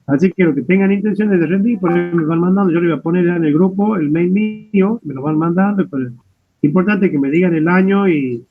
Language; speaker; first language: Spanish; native; Spanish